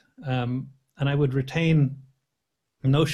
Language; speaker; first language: English; native; English